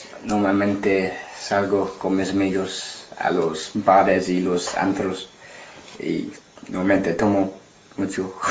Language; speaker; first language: Spanish; non-native, learner; English